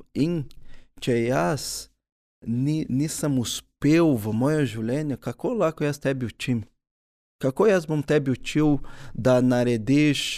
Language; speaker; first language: Slovenian; early bilingual, other home language; Portuguese